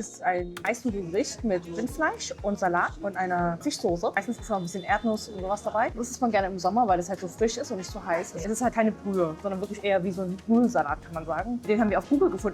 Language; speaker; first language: German; native; German